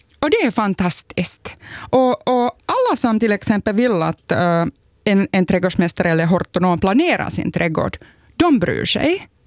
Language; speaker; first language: Swedish; native; Swedish